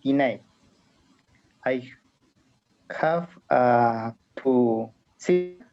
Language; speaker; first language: English; non-native, learner; Spanish